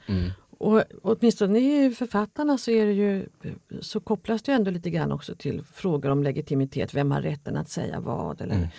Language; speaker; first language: Swedish; native; Swedish